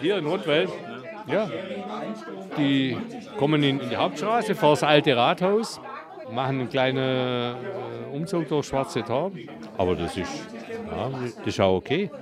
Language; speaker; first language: German; native; German